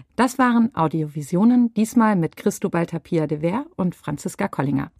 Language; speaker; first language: German; native; German